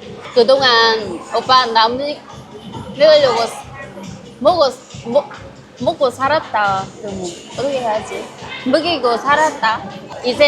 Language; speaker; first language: Korean; non-native, learner; Vietnamese